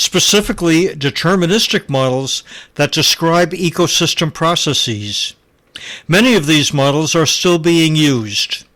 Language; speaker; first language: English; native; English